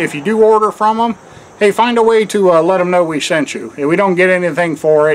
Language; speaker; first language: English; native; English